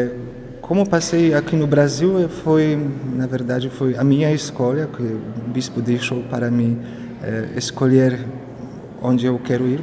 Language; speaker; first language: Portuguese; non-native, fluent; Polish